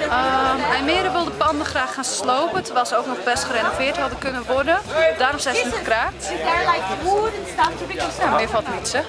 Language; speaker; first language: Dutch; native; Dutch